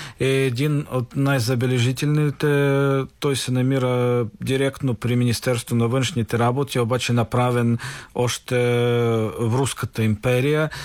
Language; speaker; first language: Bulgarian; non-native, fluent; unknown